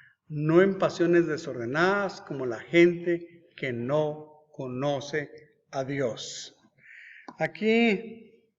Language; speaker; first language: Spanish; native; Spanish